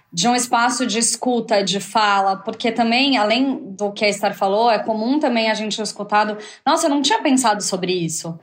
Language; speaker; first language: Portuguese; native; Portuguese